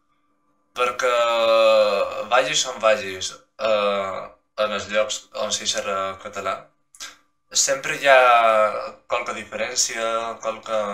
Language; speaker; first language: Catalan; non-native, local second language; Spanish